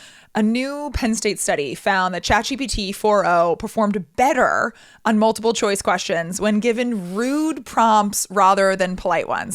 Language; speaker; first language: English; native; English